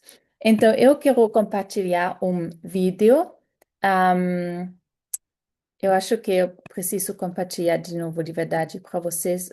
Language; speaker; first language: Portuguese; non-native, fluent; German